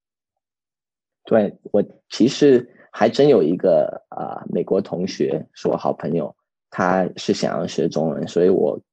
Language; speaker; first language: Chinese; early bilingual, heritage; Chinese